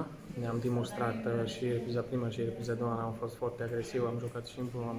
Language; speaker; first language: Romanian; non-native, fluent; Slovak